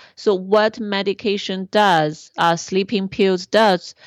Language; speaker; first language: English; non-native, fluent; Chinese